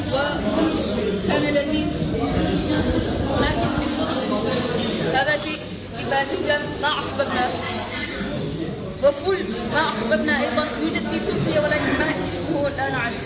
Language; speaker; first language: Arabic; non-native, learner; Turkish